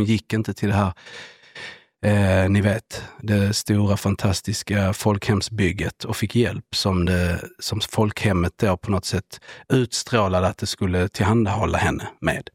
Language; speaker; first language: Swedish; native; Swedish